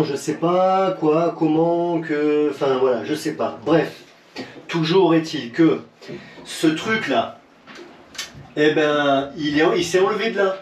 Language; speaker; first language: French; native; French